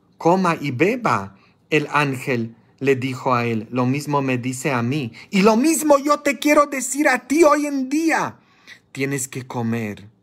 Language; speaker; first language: Spanish; non-native, fluent; Polish